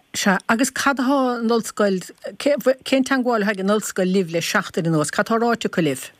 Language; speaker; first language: Irish; native; Irish